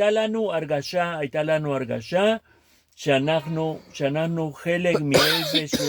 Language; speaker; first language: Hebrew; non-native, fluent; Spanish